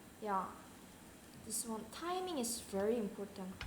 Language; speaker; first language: English; non-native, fluent; Korean